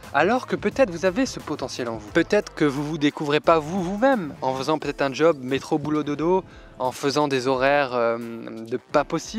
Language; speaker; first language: French; native; French